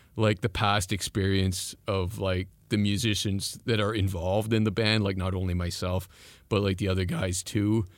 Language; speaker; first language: English; non-native, fluent; French